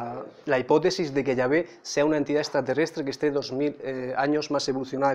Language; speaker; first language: Spanish; native; Spanish